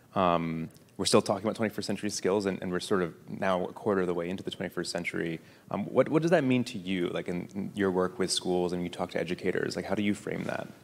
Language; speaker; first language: English; native; English